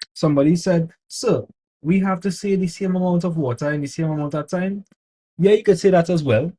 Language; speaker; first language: English; native; English